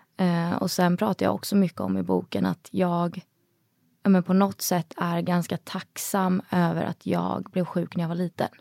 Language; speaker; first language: Swedish; native; Swedish